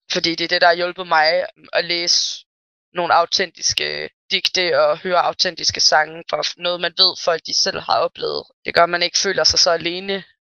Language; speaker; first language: Danish; early bilingual, other home language; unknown